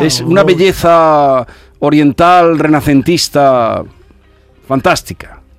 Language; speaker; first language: Spanish; native; Spanish